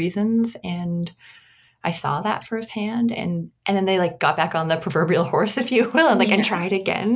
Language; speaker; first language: English; native; English